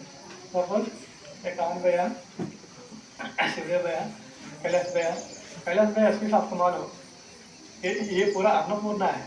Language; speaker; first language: Hindi; non-native, local second language; Telugu